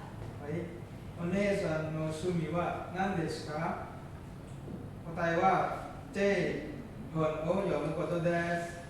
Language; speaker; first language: Japanese; non-native, learner; Indonesian